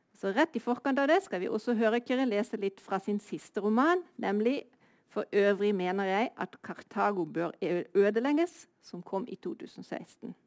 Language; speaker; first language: Norwegian; native; Norwegian